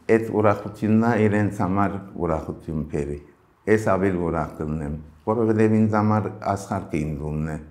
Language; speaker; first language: Armenian; early bilingual, heritage; Armenian